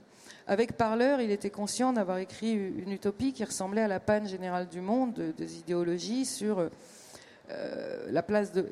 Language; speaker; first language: French; native; French